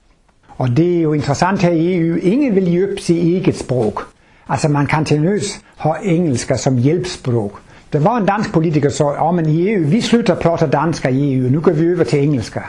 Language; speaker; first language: Swedish; non-native, fluent; Danish